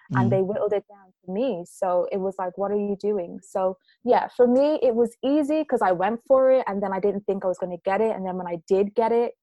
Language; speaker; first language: English; native; English